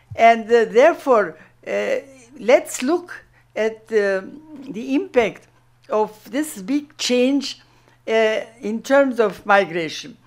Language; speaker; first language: English; non-native, fluent; German